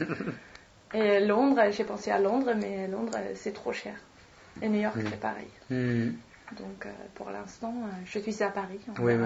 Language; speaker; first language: French; non-native, fluent; Swedish